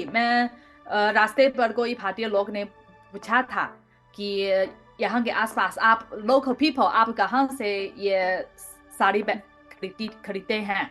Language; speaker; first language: Hindi; non-native, learner; Chinese